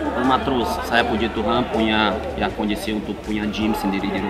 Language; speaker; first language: Indonesian; non-native, fluent; Portuguese